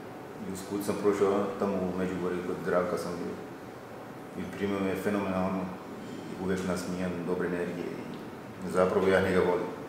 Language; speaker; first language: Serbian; non-native, fluent; Portuguese